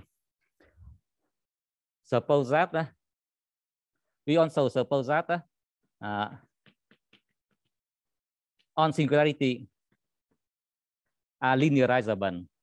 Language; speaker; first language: English; non-native, learner; Vietnamese